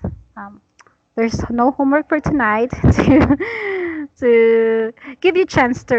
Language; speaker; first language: English; non-native, fluent; Cebuano